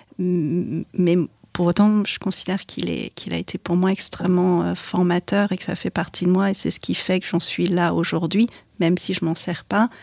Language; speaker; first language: French; early bilingual, other home language; Chinese